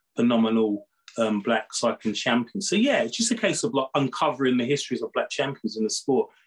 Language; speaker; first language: English; native; English